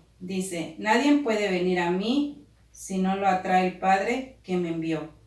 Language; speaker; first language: Spanish; native; Spanish